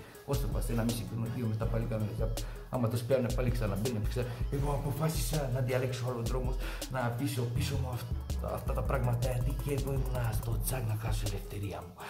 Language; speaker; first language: Greek; non-native, fluent; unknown